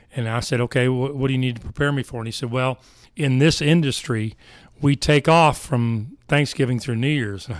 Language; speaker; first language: English; native; English